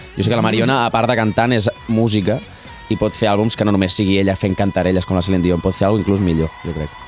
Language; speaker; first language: Catalan; native; Catalan